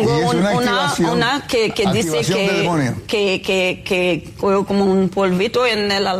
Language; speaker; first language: Spanish; non-native, fluent; Haitian Creole